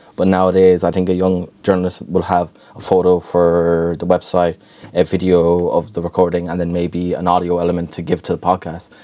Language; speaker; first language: English; native; English